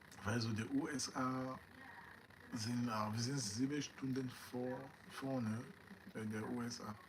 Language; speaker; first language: German; non-native, learner; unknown